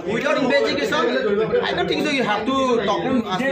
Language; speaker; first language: English; non-native, local second language; Assamese